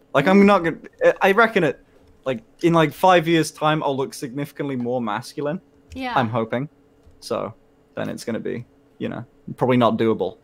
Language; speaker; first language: English; native; English